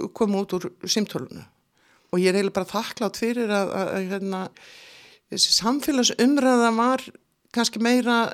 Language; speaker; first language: Icelandic; native; Icelandic